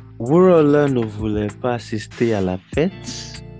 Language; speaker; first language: French; non-native, learner; Yoruba